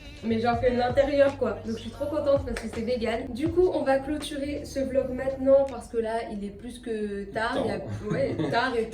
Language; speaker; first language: French; native; French